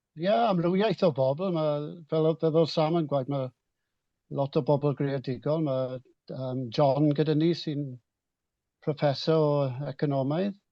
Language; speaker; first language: Welsh; non-native, local second language; English